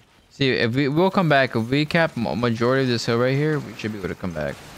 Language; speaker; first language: English; early bilingual, other home language; Spanish